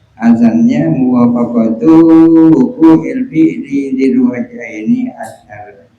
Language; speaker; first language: Arabic; non-native, fluent; Indonesian